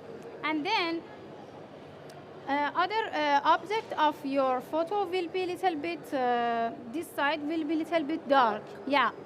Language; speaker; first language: English; non-native, fluent; Persian